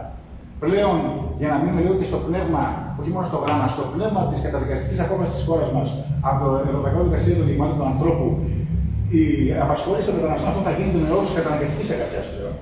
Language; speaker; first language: Greek; native; Greek